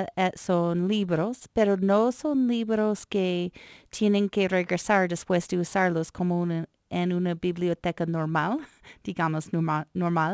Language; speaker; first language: Spanish; non-native, fluent; English